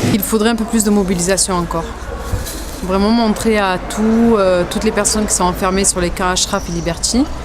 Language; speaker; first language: French; native; French